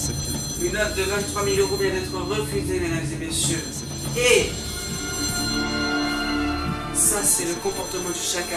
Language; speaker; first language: French; native; French